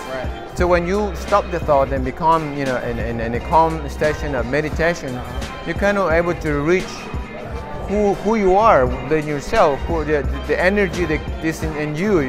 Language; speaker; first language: English; non-native, fluent; Spanish